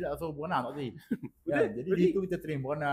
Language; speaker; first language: Malay; native; Malay